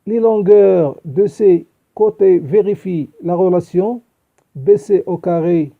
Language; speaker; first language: French; non-native, local second language; Arabic